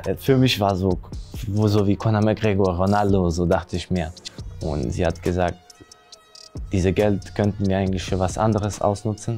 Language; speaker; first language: German; early bilingual, other home language; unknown